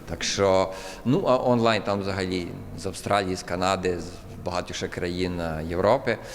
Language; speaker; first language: Ukrainian; native; Ukrainian